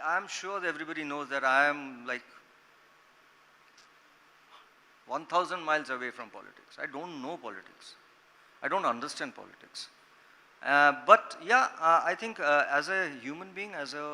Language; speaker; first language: English; non-native, local second language; Bangla